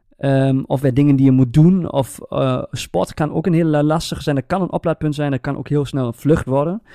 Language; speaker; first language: Dutch; native; Dutch